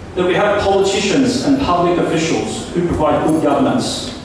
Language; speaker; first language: English; non-native, local second language; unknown